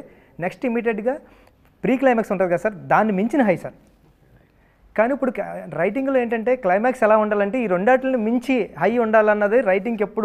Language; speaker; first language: Telugu; native; Telugu